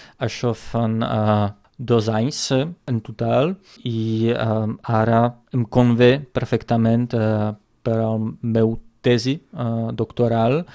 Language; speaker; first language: Catalan; non-native, fluent; Czech